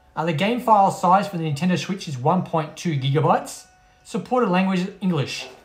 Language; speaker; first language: English; native; English